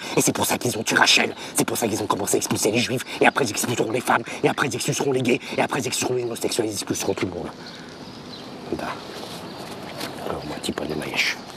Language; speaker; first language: French; native; French